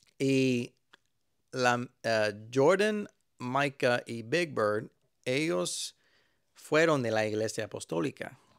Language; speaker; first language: Spanish; early bilingual, heritage; Spanish